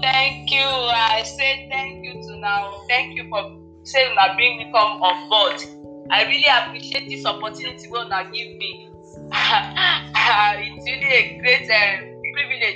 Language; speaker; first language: Nigerian Pidgin; non-native, local second language; Yoruba